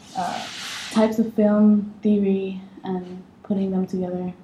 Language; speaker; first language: English; non-native, fluent; Arabic